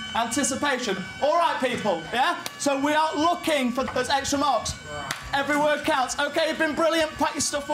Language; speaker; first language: English; native; English